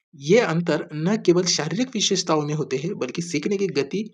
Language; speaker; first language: Hindi; non-native, local second language; Marathi